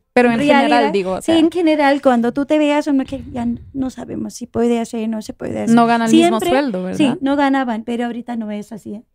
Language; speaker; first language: Spanish; non-native, fluent; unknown